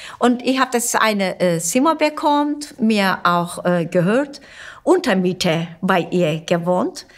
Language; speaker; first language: German; non-native, learner; Turkish